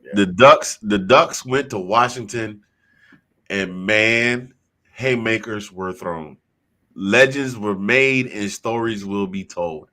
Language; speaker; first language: English; native; English